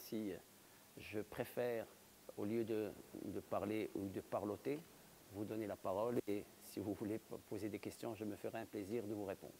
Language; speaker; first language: French; non-native, local second language; Arabic